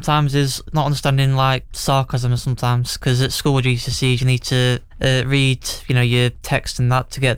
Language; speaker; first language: English; native; English